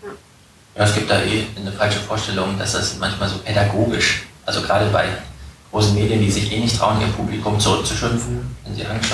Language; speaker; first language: German; native; German